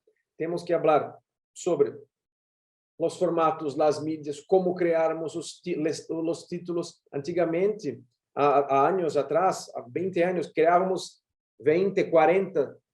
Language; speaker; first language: Spanish; non-native, learner; Portuguese